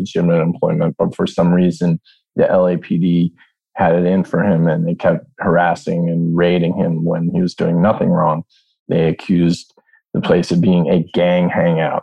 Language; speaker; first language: English; native; English